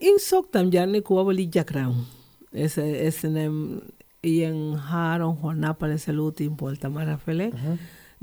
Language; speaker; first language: Hungarian; non-native, learner; Spanish